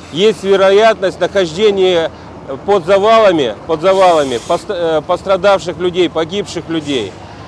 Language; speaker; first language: Russian; native; Russian